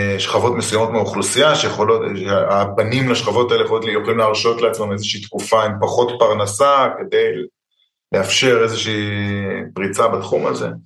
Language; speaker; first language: Hebrew; early bilingual, other home language; English